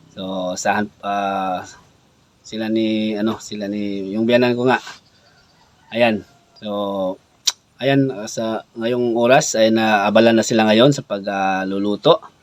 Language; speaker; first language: Filipino; non-native, local second language; Cebuano